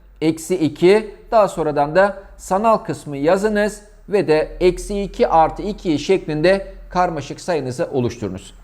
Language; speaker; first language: Turkish; native; Turkish